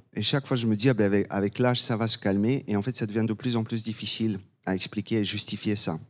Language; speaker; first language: French; non-native, fluent; Bulgarian